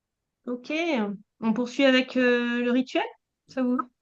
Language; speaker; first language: French; native; French